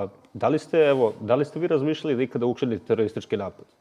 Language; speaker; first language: Bosnian; native; Bosnian